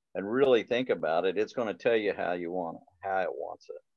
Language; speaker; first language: English; native; English